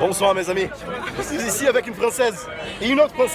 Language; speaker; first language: French; non-native, fluent; Portuguese